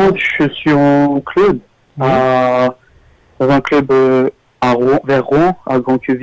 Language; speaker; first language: French; early bilingual, other home language; Armenian